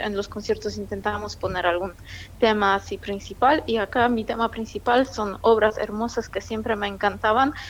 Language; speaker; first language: Spanish; non-native, fluent; Polish